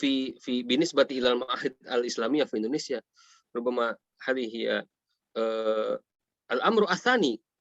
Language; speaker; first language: Arabic; non-native, fluent; Indonesian